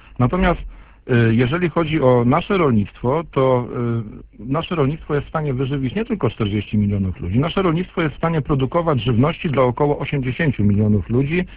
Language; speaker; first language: Polish; native; Polish